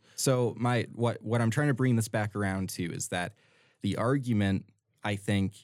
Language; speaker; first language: English; native; English